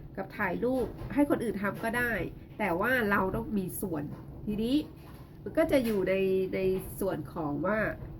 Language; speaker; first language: Thai; native; Thai